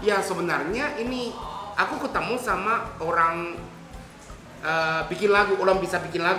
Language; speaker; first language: Indonesian; non-native, fluent; Japanese